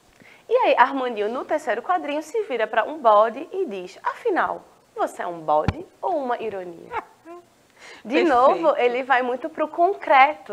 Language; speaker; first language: Portuguese; native; Portuguese